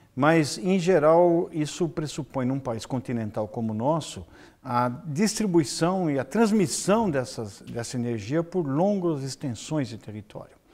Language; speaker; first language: Portuguese; native; Portuguese